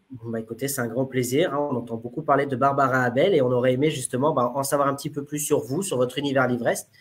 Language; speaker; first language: French; native; French